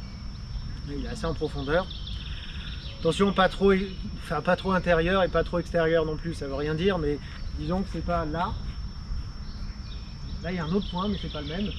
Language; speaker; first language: French; native; French